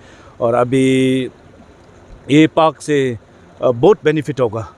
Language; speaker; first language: Hindi; non-native, learner; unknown